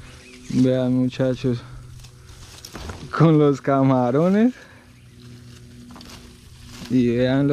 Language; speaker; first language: Spanish; native; Spanish